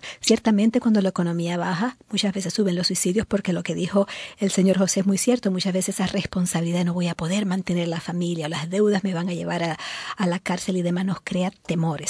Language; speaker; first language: Spanish; native; Spanish